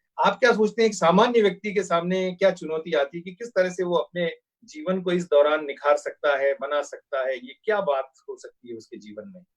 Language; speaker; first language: Hindi; native; Hindi